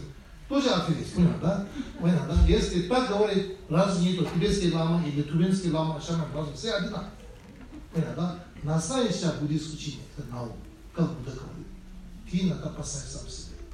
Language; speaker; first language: Russian; non-native, fluent; Tibetan